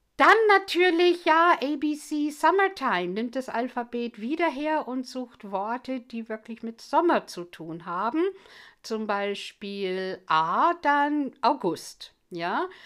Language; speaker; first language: German; non-native, fluent; English